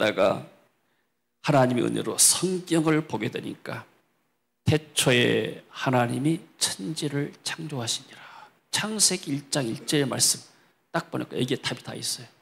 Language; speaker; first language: Korean; native; Korean